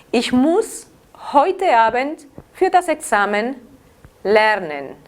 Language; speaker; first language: German; non-native, fluent; Spanish